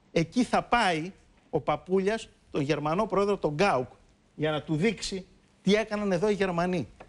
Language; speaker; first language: Greek; native; Greek